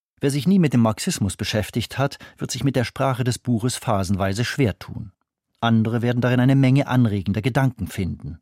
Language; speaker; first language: German; native; German